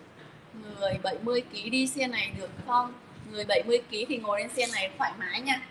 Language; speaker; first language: Vietnamese; native; Vietnamese